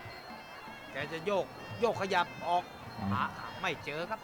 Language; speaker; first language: Thai; native; Thai